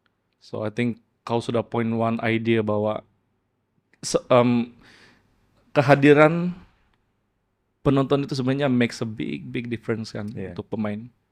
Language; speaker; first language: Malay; native; Malay